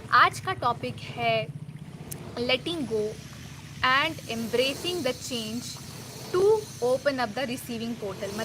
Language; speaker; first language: Hindi; native; Hindi